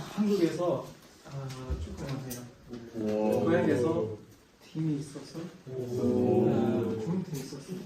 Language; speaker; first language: Korean; non-native, learner; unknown